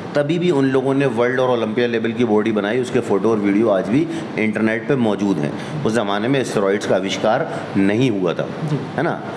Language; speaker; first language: Hindi; native; Hindi